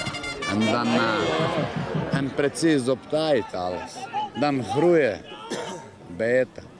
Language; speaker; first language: Dutch; non-native, learner; Croatian